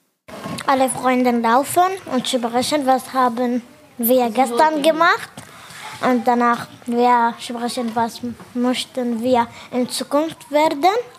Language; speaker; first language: German; non-native, learner; Arabic